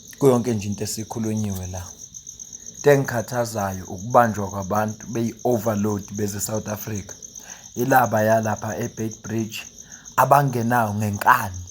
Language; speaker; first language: Zulu; native; Zulu